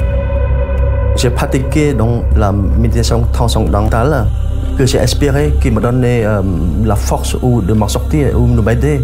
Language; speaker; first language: French; non-native, fluent; Khmer